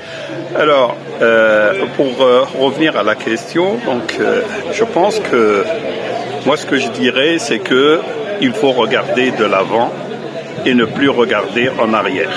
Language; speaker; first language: French; native; French